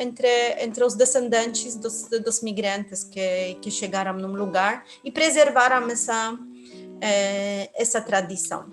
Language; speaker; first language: Portuguese; non-native, fluent; Polish